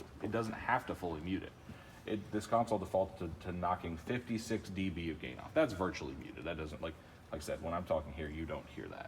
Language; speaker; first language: English; native; English